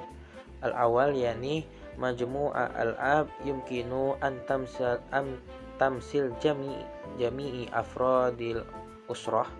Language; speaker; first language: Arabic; non-native, learner; Indonesian